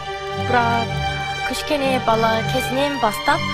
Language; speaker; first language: Kazakh; non-native, learner; Korean